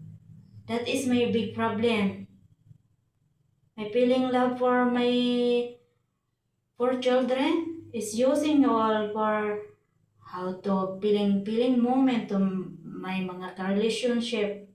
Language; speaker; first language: English; non-native, local second language; Filipino